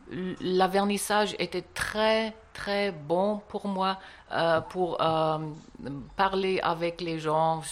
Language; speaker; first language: French; non-native, learner; German